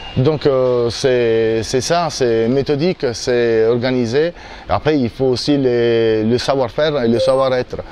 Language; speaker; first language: French; non-native, fluent; Italian